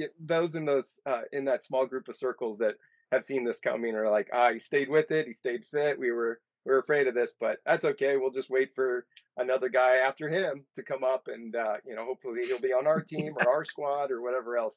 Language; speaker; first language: English; native; English